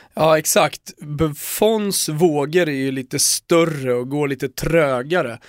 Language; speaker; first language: Swedish; native; Swedish